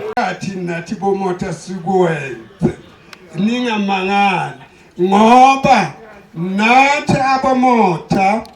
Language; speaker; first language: Zulu; non-native, local second language; South Ndebele